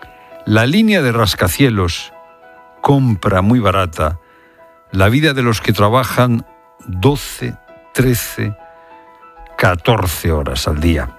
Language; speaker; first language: Spanish; native; Spanish